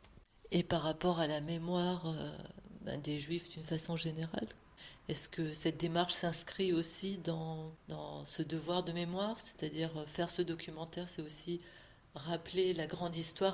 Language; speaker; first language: French; native; French